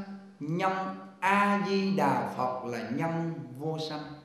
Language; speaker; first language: Vietnamese; native; Vietnamese